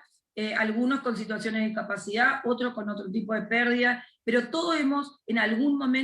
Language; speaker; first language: Spanish; native; Spanish